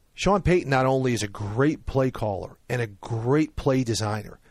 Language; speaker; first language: English; native; English